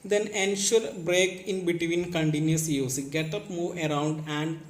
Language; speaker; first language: English; non-native, local second language; Malayalam